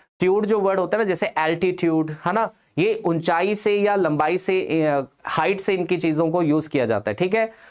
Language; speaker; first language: Hindi; non-native, local second language; Punjabi